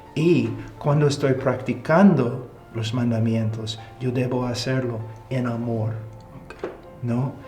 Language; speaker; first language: Spanish; non-native, fluent; English